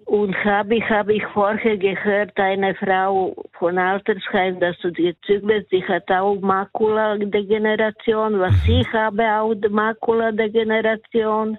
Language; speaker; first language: German; non-native, learner; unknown